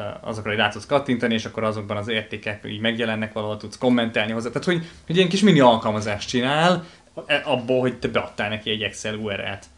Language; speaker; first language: Hungarian; native; Hungarian